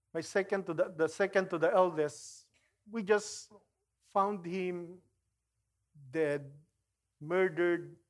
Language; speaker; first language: English; non-native, local second language; Filipino